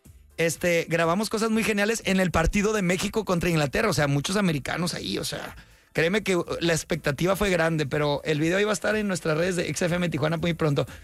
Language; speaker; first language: Spanish; native; Spanish